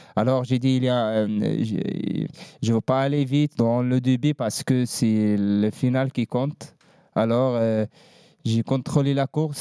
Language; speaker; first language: French; non-native, learner; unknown